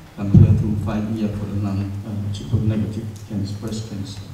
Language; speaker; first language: English; non-native, fluent; Chinese